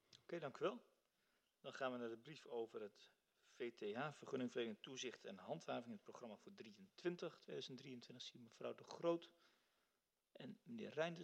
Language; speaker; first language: Dutch; native; Dutch